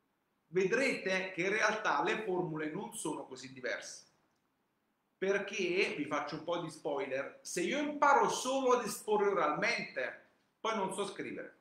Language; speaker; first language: Italian; native; Italian